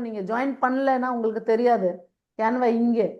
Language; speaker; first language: Tamil; non-native, fluent; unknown